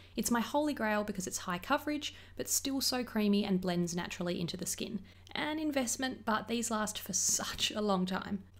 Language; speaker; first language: English; native; English